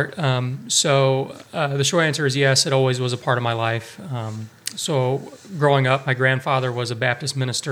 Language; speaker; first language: English; native; English